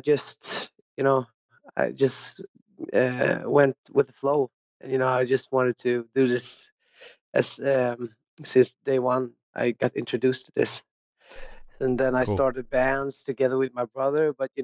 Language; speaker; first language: English; non-native, fluent; Swedish